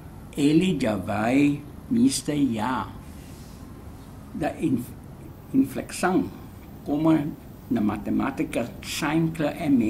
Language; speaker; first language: Portuguese; non-native, learner; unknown